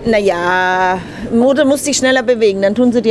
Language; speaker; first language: German; native; German